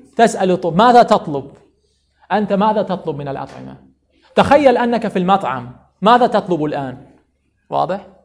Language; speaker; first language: Arabic; non-native, fluent; Persian